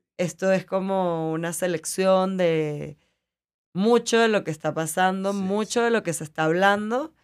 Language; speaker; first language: Spanish; native; Spanish